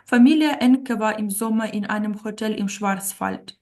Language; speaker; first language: German; non-native, fluent; Ukrainian